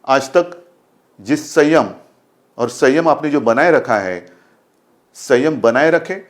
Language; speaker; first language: Hindi; non-native, local second language; Marathi